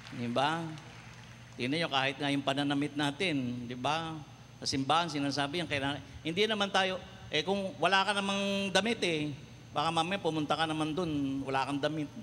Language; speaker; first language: Filipino; non-native, local second language; Cebuano